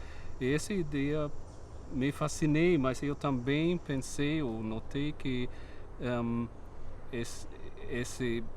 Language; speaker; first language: Portuguese; non-native, fluent; German